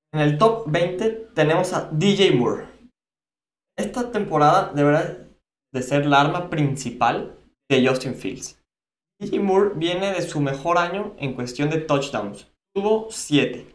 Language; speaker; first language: Spanish; native; Spanish